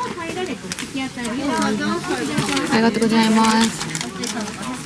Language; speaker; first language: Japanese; non-native, learner; Korean